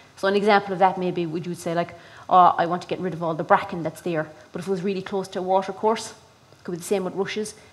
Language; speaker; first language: English; native; English